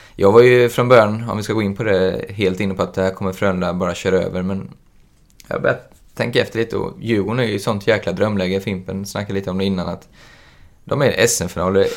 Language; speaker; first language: Swedish; native; Swedish